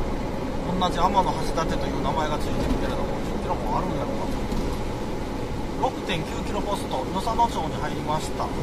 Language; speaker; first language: Japanese; native; Japanese